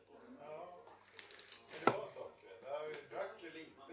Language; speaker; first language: Swedish; native; Swedish